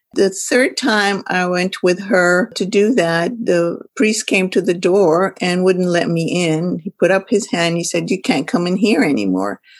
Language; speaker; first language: English; non-native, fluent; Arabic